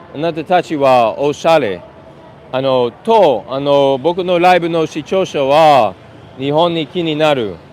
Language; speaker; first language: Japanese; non-native, learner; English